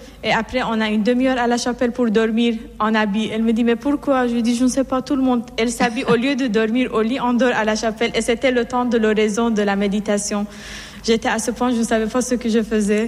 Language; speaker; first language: French; non-native, fluent; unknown